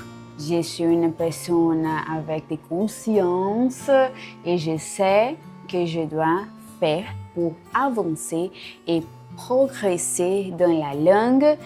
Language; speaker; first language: French; non-native, learner; Portuguese